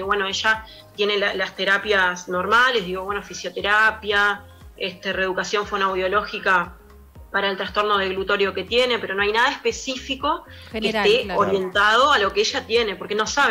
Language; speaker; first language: Spanish; native; Spanish